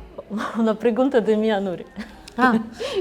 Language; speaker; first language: Spanish; non-native, learner; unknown